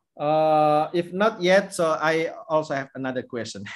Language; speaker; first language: English; non-native, fluent; Indonesian